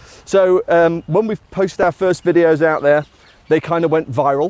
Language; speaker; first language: English; native; English